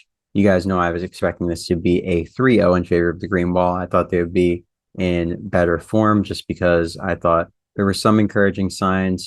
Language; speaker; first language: English; native; English